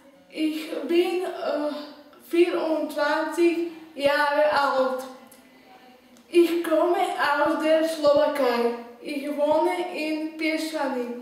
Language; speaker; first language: German; non-native, learner; Slovak